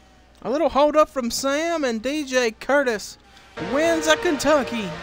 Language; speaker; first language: English; native; English